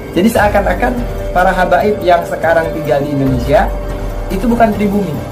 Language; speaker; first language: Indonesian; native; Indonesian